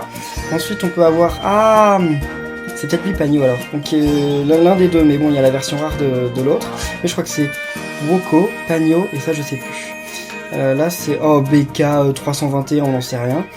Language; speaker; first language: French; native; French